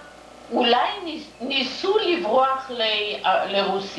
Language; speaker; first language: Hebrew; non-native, fluent; Yiddish